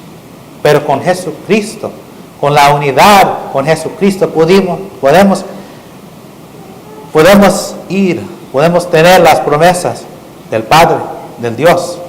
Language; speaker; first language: Spanish; non-native, learner; English